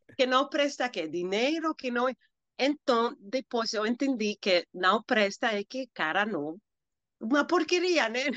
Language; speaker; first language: Portuguese; non-native, learner; Spanish